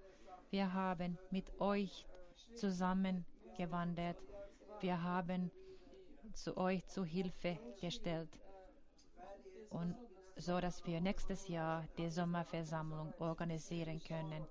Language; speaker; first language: German; non-native, fluent; Finnish